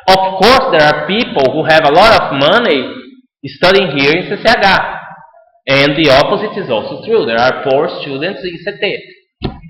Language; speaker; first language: English; non-native, fluent; Portuguese